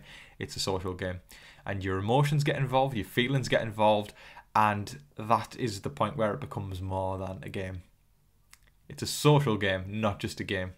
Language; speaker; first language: English; native; English